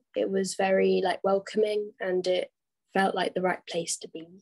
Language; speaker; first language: English; native; English